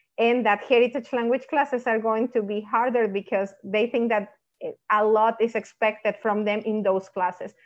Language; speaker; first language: English; non-native, fluent; Spanish